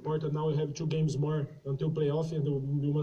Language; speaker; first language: English; non-native, learner; Portuguese